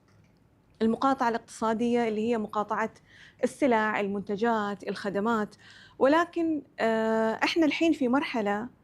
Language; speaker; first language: Arabic; native; Arabic